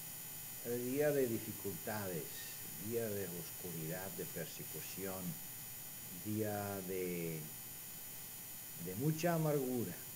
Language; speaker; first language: Spanish; non-native, fluent; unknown